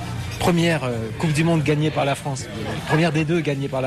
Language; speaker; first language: French; native; French